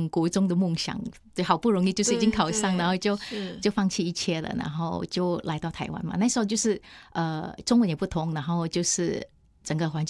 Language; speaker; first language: Chinese; non-native, fluent; Hakka Chinese